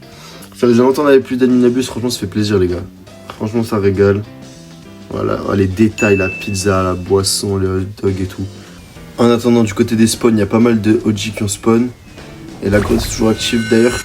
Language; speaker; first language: French; native; French